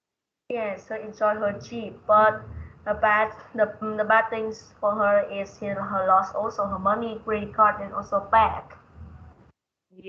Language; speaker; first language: English; non-native, learner; Vietnamese